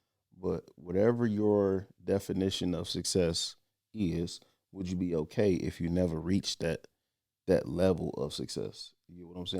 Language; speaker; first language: English; native; English